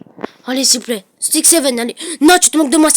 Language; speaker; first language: French; native; French